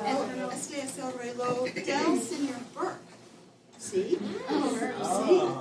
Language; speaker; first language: Spanish; non-native, fluent; English